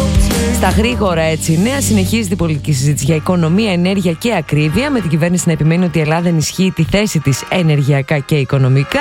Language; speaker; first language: Greek; native; Greek